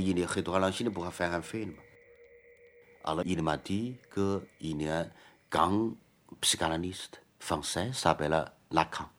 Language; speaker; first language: French; non-native, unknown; Chinese